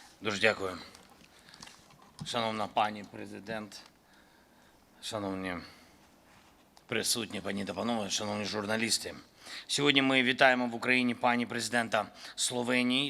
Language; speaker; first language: Ukrainian; non-native, local second language; Russian